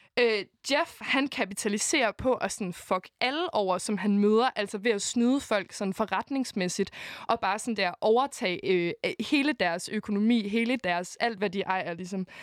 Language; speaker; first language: Danish; native; Danish